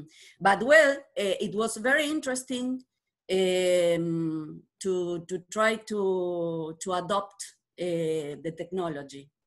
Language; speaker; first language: English; non-native, learner; Spanish